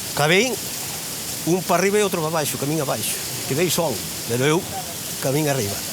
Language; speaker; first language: Galician; native; Galician